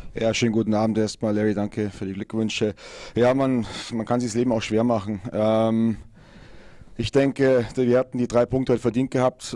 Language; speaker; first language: German; native; German